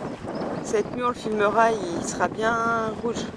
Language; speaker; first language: French; native; French